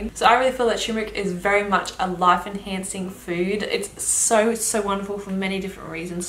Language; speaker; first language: English; native; English